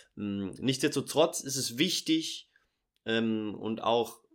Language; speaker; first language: German; early bilingual, heritage; Portuguese